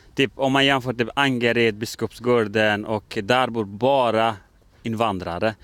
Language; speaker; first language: Swedish; non-native, fluent; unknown